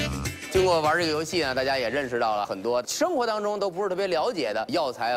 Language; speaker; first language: Chinese; native; Chinese